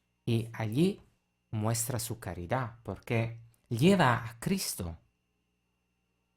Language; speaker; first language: Spanish; non-native, fluent; Italian